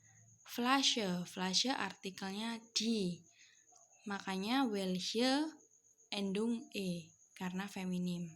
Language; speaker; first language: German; non-native, fluent; Indonesian